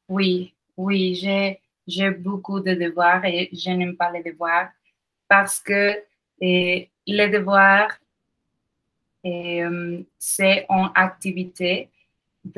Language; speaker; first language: French; non-native, learner; Spanish